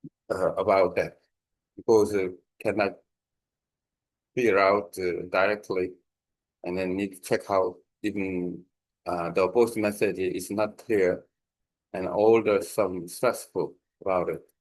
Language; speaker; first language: English; non-native, learner; Korean